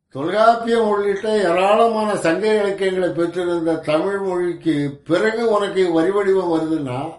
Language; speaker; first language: Tamil; native; Tamil